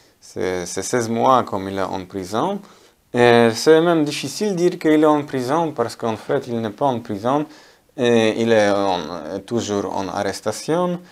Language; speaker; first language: French; non-native, learner; Polish